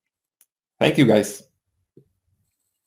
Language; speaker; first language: English; non-native, fluent; Czech